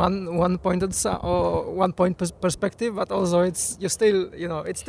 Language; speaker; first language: English; non-native, fluent; Polish